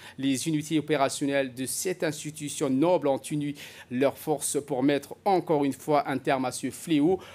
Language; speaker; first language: French; non-native, local second language; Somali